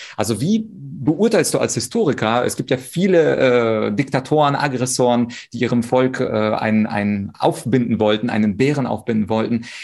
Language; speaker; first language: German; early bilingual, other home language; Russian